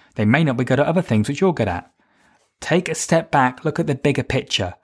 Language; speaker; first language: English; native; English